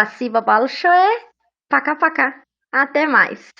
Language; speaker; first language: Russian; non-native, learner; Portuguese